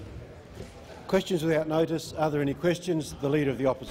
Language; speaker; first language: English; native; English